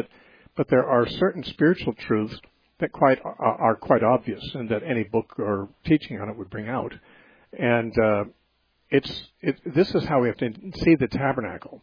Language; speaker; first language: English; native; English